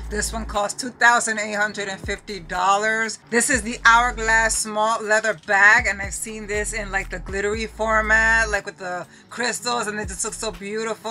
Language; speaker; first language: English; early bilingual, other home language; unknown